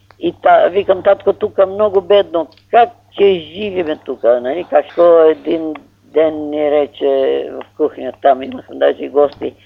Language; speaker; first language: Bulgarian; native; Bulgarian